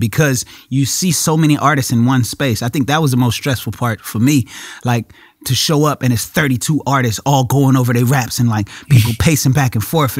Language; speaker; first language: English; native; English